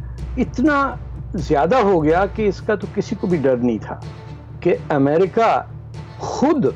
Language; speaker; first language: Hindi; native; Hindi